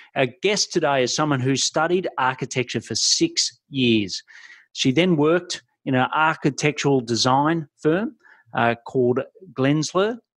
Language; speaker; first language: English; native; English